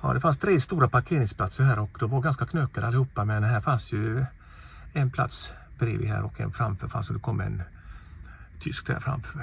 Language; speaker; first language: Swedish; native; Swedish